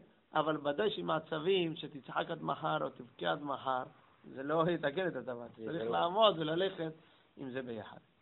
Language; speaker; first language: Hebrew; non-native, fluent; English